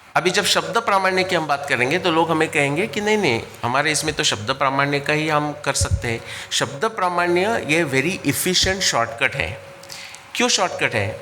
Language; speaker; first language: Hindi; non-native, local second language; Marathi